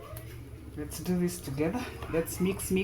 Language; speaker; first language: English; non-native, local second language; Swahili